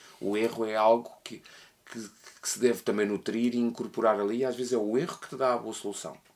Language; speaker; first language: Portuguese; native; Portuguese